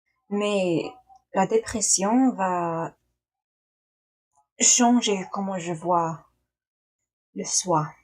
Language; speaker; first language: French; non-native, learner; English